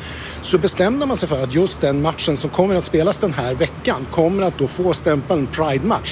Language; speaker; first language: Swedish; native; Swedish